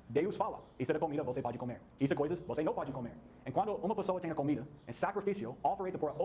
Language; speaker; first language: Portuguese; non-native, learner; English